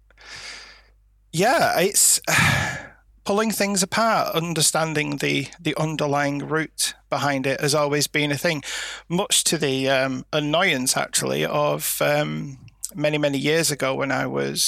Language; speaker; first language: English; native; English